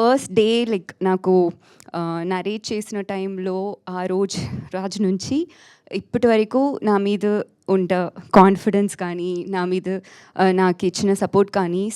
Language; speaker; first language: Telugu; non-native, fluent; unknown